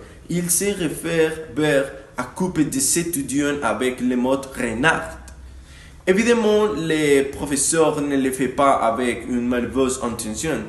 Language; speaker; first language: French; non-native, learner; Spanish